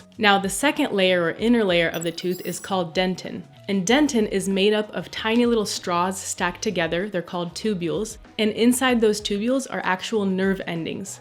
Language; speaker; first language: English; native; English